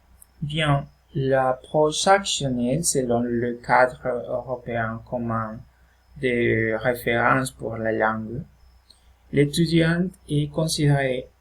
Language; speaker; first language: French; non-native, fluent; Spanish